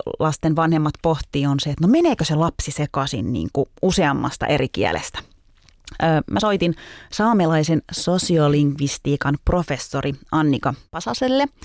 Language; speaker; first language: Finnish; early bilingual, other home language; Turkish